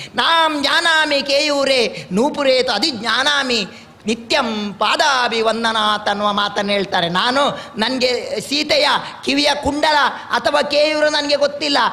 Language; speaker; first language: Kannada; non-native, local second language; Tulu